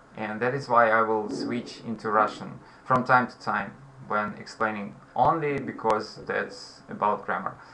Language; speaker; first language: English; non-native, fluent; Russian